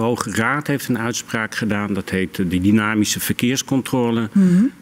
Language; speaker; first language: Dutch; native; Dutch